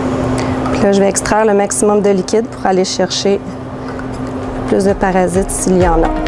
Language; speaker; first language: French; native; French